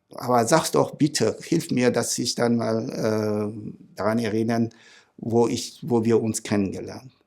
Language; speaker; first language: German; non-native, fluent; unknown